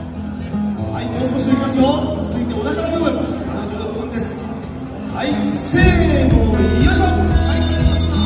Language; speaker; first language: Japanese; native; Japanese